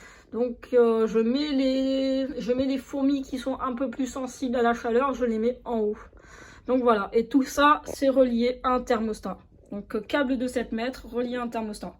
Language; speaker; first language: French; native; French